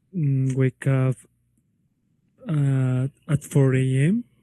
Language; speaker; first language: English; non-native, learner; Spanish